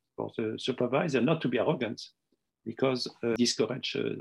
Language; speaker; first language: English; non-native, fluent; French